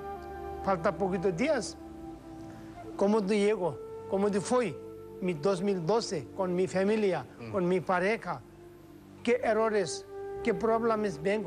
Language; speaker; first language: Spanish; non-native, learner; Tibetan